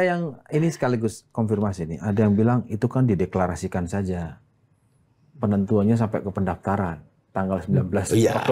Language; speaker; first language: Indonesian; native; Indonesian